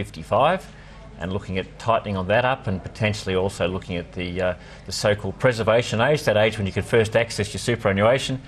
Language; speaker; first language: English; native; English